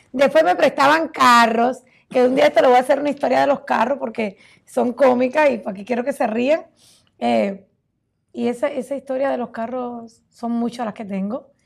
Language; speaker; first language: Spanish; native; Spanish